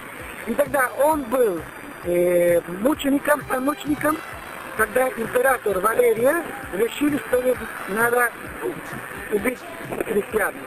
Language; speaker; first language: Russian; non-native, learner; Italian